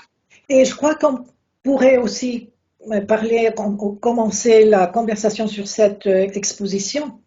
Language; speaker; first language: French; non-native, fluent; Spanish